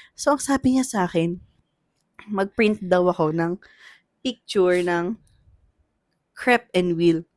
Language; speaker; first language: Filipino; native; Filipino